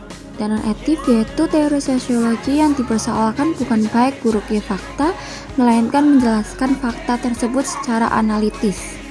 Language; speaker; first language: Indonesian; native; Indonesian